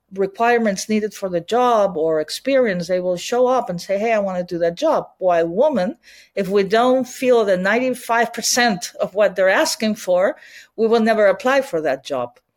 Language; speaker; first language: English; non-native, fluent; Spanish